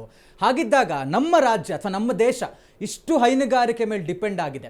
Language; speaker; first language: Kannada; native; Kannada